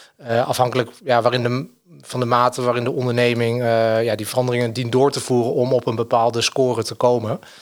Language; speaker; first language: Dutch; native; Dutch